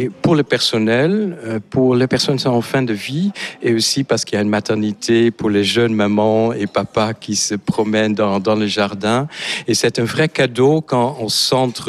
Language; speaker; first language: French; non-native, fluent; Dutch